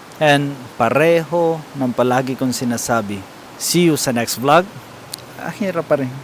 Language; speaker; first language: Filipino; non-native, local second language; Kinaray-a